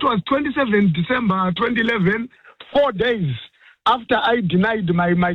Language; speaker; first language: English; non-native, local second language; Shona